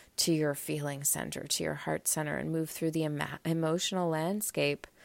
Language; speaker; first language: English; native; English